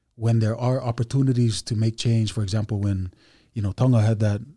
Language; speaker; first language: English; early bilingual, other home language; Hindi